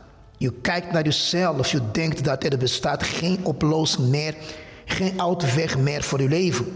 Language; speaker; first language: Dutch; non-native, fluent; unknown